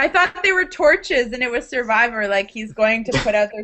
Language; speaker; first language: English; native; English